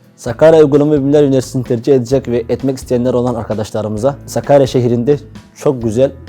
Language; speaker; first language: Turkish; non-native, fluent; Somali